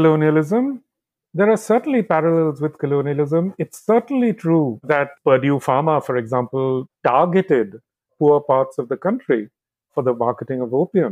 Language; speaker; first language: English; non-native, local second language; Bangla